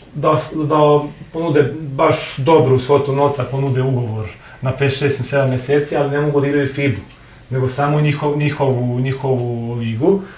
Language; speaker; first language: Serbian; native; Serbian